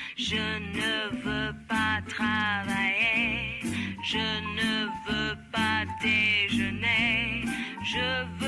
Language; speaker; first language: French; non-native, learner; Indonesian